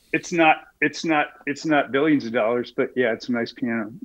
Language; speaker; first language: English; native; English